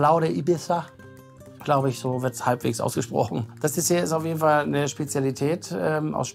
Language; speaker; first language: German; native; German